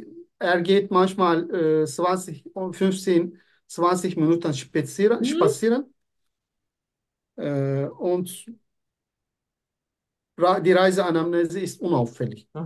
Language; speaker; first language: German; non-native, fluent; Turkish